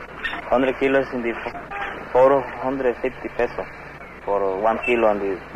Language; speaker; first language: English; non-native, learner; Spanish